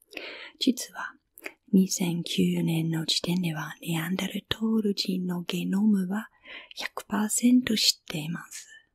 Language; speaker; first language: Japanese; non-native, fluent; English